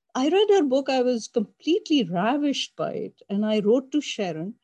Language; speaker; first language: English; non-native, local second language; Urdu